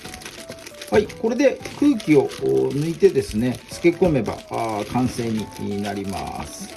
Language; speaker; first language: Japanese; native; Japanese